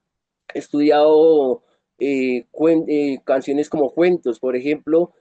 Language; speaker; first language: Spanish; native; Spanish